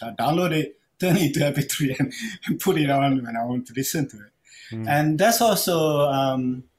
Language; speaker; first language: English; non-native, local second language; Malay